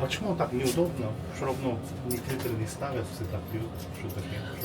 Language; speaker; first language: Russian; non-native, learner; Korean